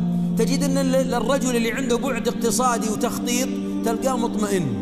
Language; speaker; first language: Arabic; native; Arabic